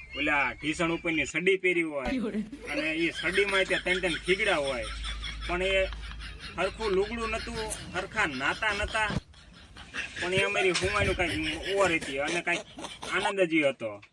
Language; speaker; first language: Gujarati; native; Gujarati